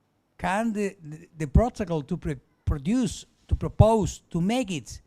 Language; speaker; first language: English; non-native, learner; Spanish